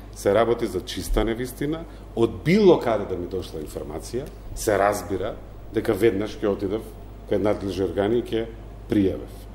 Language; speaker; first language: Macedonian; native; Macedonian